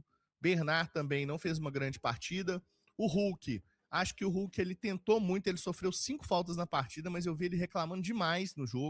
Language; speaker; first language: Portuguese; native; Portuguese